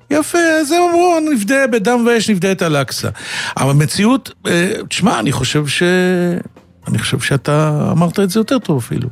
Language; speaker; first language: Hebrew; native; Hebrew